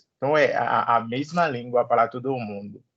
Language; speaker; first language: Portuguese; non-native, learner; Haitian Creole